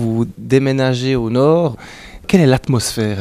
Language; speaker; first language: French; native; French